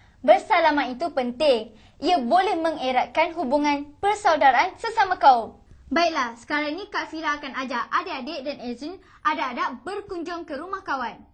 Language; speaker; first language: Malay; native; Malay